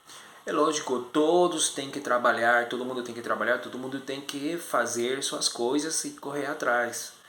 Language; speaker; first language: Portuguese; non-native, fluent; Spanish